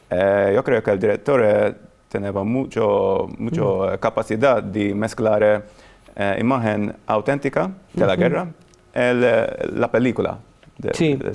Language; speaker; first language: Spanish; non-native, fluent; Maltese